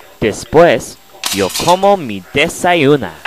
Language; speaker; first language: Spanish; non-native, learner; English